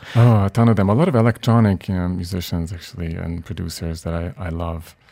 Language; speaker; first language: English; non-native, fluent; Hungarian